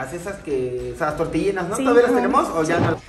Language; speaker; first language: Spanish; native; Spanish